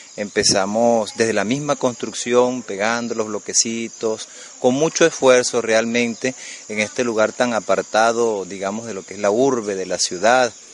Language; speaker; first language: Spanish; native; Spanish